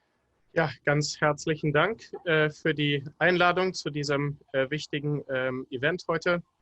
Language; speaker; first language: German; native; German